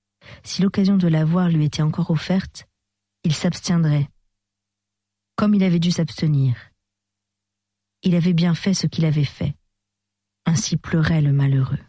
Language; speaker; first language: French; native; French